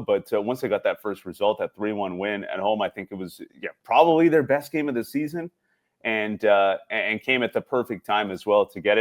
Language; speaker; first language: English; native; English